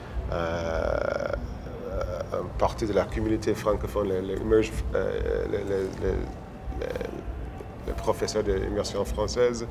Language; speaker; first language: French; non-native, local second language; English